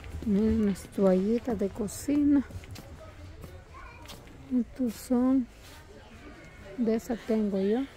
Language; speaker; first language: Spanish; native; Spanish